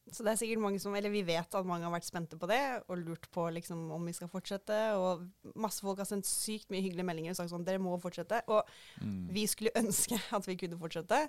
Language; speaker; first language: Norwegian; native; Norwegian